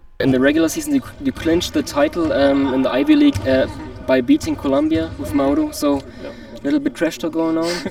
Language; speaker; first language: English; non-native, fluent; German